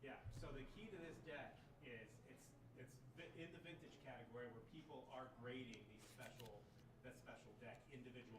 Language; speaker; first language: English; native; English